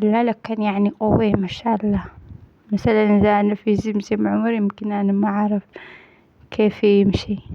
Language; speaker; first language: Arabic; non-native, learner; Amharic